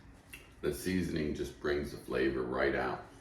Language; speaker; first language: English; native; English